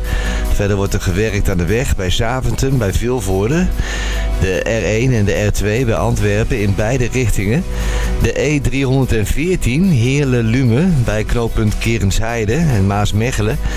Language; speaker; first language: Dutch; native; Dutch